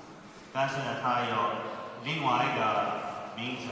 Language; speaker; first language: Chinese; non-native, fluent; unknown